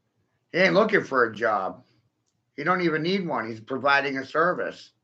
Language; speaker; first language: English; native; English